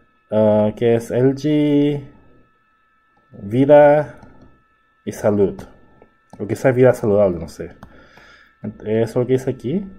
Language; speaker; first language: Spanish; non-native, fluent; Korean